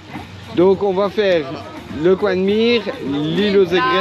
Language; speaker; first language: French; native; French